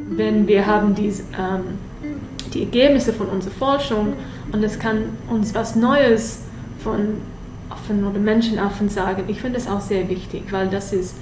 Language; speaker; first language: German; non-native, learner; English